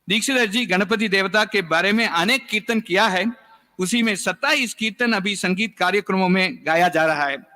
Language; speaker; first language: Hindi; non-native, local second language; Tamil